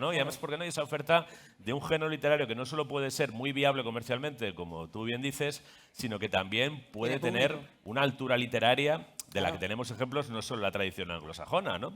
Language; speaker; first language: Spanish; native; Spanish